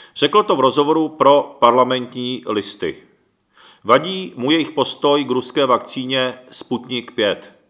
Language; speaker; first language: Czech; early bilingual, other home language; Japanese